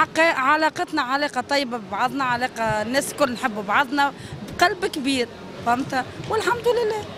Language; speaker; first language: Arabic; native; Arabic